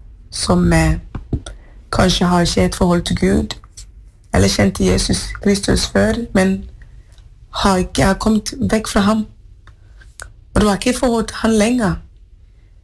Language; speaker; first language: Norwegian; non-native, fluent; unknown